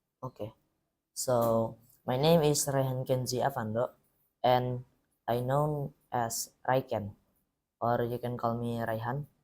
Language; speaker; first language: English; non-native, learner; Indonesian